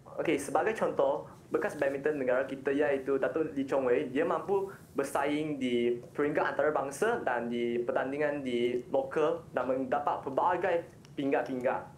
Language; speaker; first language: Malay; non-native, local second language; Chinese